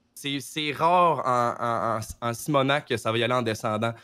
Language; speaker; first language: French; native; French